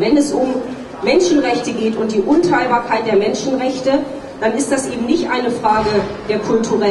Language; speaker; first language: German; native; German